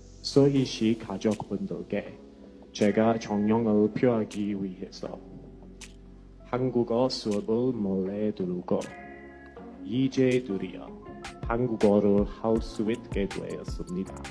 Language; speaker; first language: Korean; non-native, learner; English